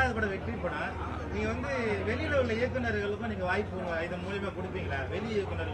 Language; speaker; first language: Tamil; native; Tamil